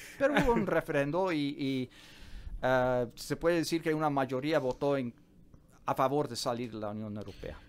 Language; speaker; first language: Spanish; non-native, fluent; English